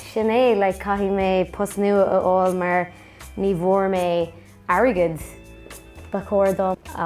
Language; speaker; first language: Irish; non-native, local second language; English